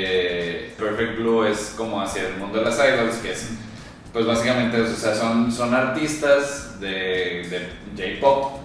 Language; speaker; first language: Spanish; native; Spanish